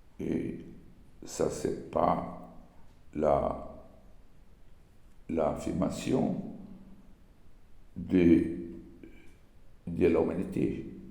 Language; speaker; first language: French; non-native, learner; Portuguese